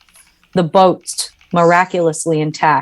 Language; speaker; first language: English; native; English